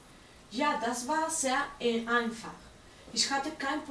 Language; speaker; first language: German; non-native, learner; Spanish